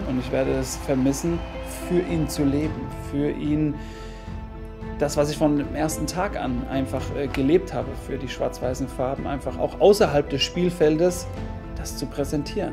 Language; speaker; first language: German; native; German